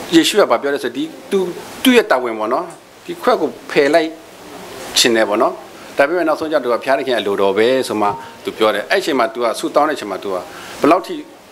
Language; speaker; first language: Burmese; non-native, local second language; Kachin